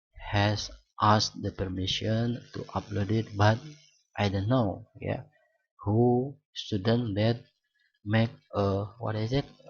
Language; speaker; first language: English; non-native, learner; Indonesian